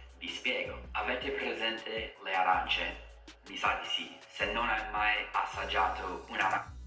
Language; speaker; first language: Italian; non-native, fluent; English